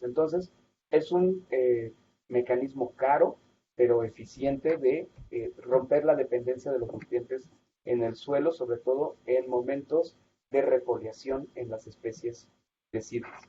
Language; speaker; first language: Spanish; native; Spanish